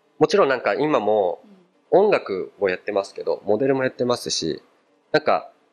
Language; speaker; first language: Japanese; early bilingual, other home language; Portuguese